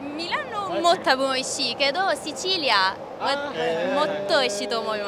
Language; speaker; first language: Japanese; non-native, fluent; Italian